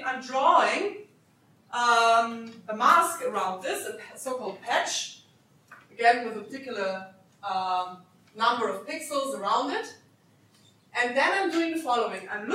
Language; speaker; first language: English; non-native, fluent; German